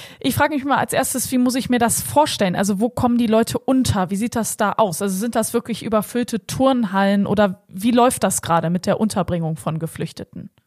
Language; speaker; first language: German; native; German